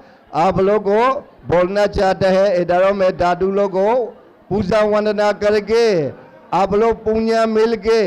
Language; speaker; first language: Hindi; non-native, learner; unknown